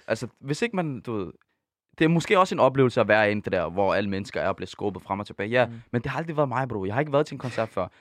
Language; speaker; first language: Danish; early bilingual, other home language; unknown